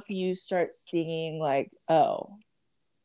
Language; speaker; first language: English; native; English